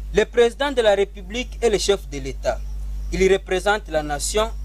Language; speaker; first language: French; non-native, local second language; Swahili